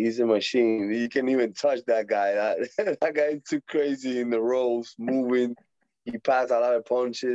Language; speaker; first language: English; non-native, learner; Spanish